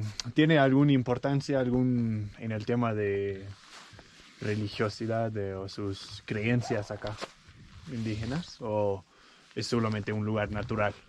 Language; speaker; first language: Spanish; non-native, learner; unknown